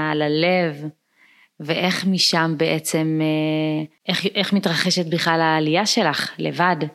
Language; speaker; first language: Hebrew; early bilingual, other home language; Amharic